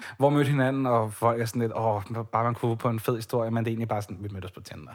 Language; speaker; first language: Danish; native; Danish